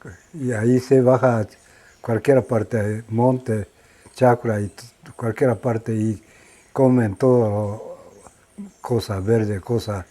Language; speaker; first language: Spanish; non-native, learner; Japanese